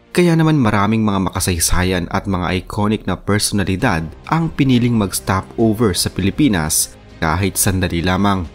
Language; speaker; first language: Filipino; native; Filipino